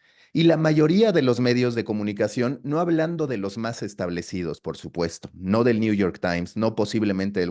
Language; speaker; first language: Spanish; native; Spanish